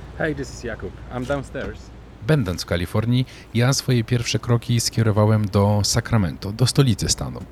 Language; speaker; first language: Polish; native; Polish